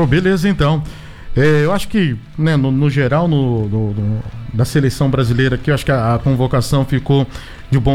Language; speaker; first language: Portuguese; native; Portuguese